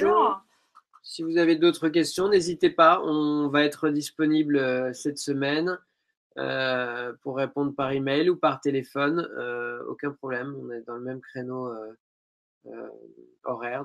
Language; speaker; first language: French; native; French